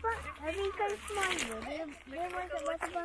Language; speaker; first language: Malay; native; Malay